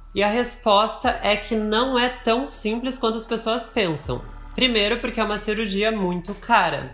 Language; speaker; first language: Portuguese; native; Portuguese